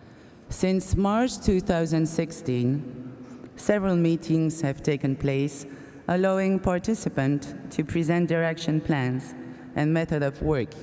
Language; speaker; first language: English; non-native, fluent; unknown